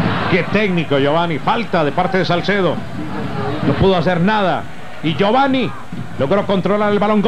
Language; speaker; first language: Spanish; native; Spanish